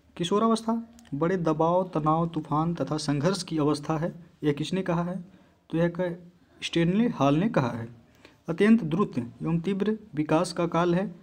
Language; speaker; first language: Hindi; native; Hindi